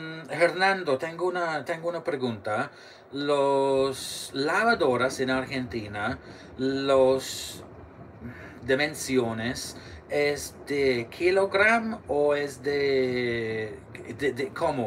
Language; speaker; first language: Spanish; non-native, learner; English